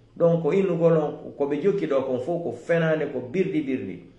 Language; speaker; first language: French; non-native, local second language; Fula